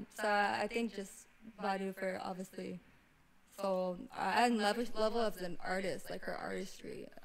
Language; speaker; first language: English; native; English